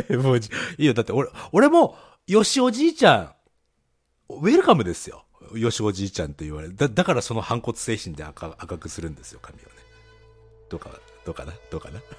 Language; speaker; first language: Japanese; native; Japanese